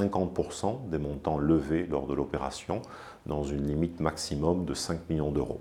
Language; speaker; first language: French; native; French